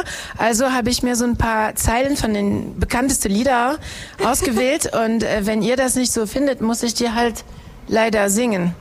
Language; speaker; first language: German; non-native, fluent; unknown